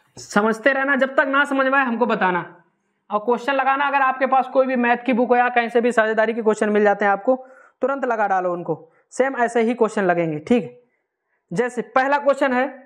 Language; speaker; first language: Hindi; native; Hindi